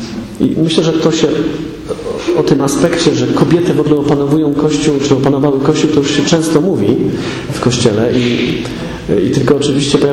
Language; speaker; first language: Polish; native; Polish